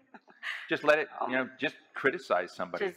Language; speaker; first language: English; native; English